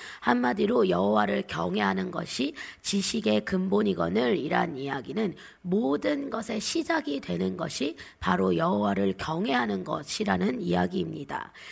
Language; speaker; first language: Korean; native; Korean